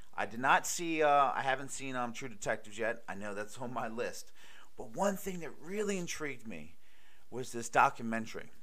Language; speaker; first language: English; native; English